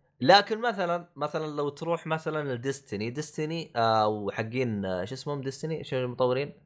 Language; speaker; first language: Arabic; native; Arabic